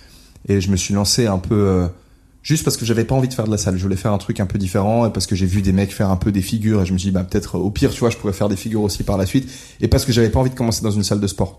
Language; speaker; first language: French; native; French